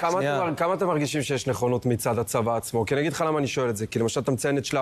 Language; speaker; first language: Hebrew; native; Hebrew